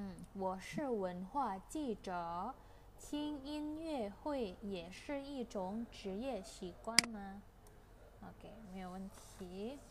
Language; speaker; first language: Chinese; non-native, fluent; Indonesian